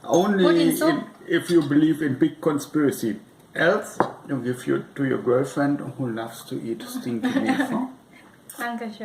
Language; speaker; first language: English; non-native, fluent; German